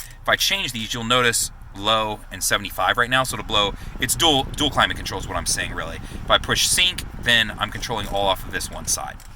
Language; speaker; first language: English; native; English